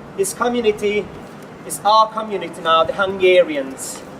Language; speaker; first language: English; non-native, fluent; Hungarian